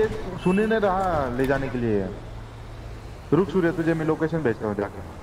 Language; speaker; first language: Hindi; native; Hindi